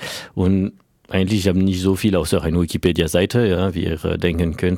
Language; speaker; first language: German; non-native, fluent; French